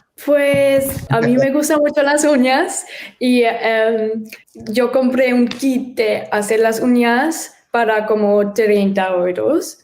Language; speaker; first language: Spanish; early bilingual, heritage; German